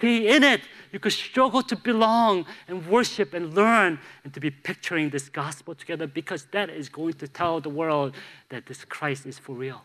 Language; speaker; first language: English; native; English